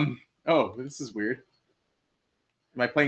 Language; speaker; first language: English; native; English